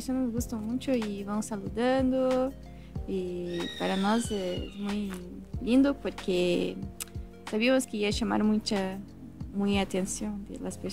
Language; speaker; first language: Spanish; non-native, learner; Portuguese